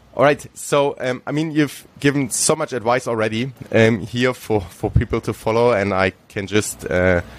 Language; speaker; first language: English; non-native, fluent; German